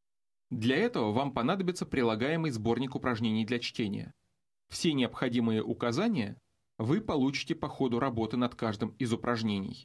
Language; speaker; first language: Russian; native; Russian